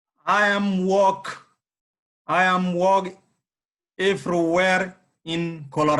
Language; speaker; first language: English; non-native, learner; Somali